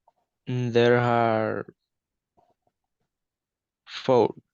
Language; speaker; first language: English; non-native, learner; Spanish